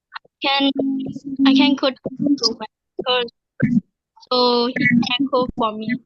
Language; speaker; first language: English; non-native, learner; Burmese